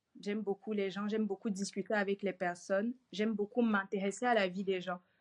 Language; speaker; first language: French; native; French